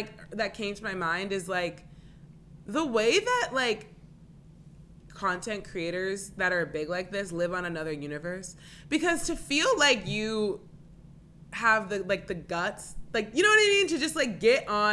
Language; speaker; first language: English; native; English